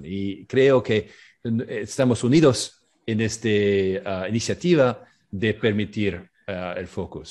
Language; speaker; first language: Spanish; non-native, learner; English